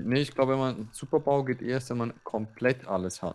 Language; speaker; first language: German; native; German